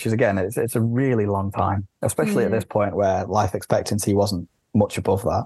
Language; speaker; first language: English; native; English